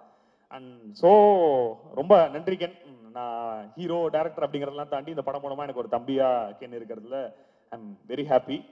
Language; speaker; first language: Tamil; native; Tamil